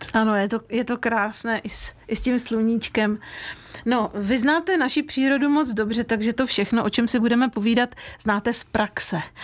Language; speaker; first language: Czech; native; Czech